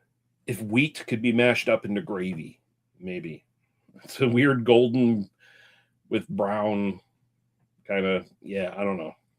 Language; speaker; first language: English; native; English